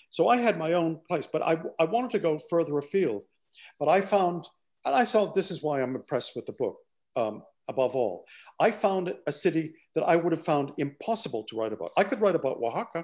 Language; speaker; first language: English; native; English